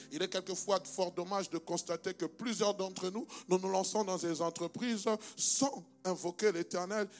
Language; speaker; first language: French; non-native, local second language; Lingala